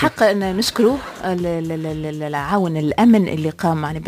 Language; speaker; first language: Arabic; native; Arabic